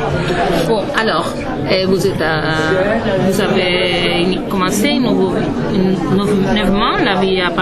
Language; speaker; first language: French; non-native, learner; Spanish